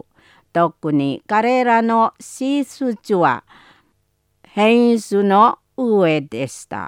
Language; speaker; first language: Japanese; non-native, learner; Indonesian